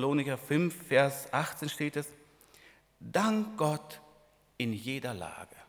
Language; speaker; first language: German; non-native, fluent; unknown